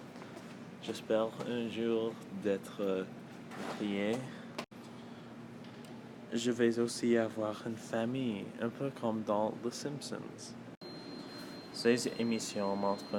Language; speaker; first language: French; non-native, local second language; English